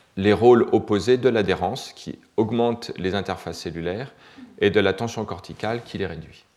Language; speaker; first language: French; native; French